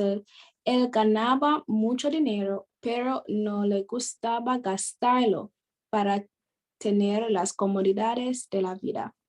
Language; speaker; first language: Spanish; non-native, fluent; English